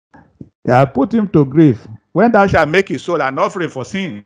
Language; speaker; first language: English; non-native, local second language; Yoruba